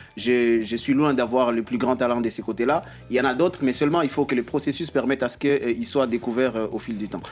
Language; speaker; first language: French; non-native, local second language; Swahili